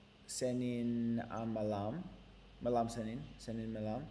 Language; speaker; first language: Indonesian; non-native, learner; English